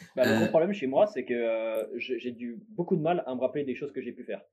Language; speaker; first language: French; native; French